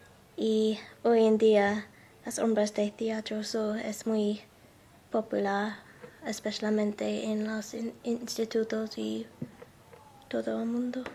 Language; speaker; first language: Spanish; non-native, learner; English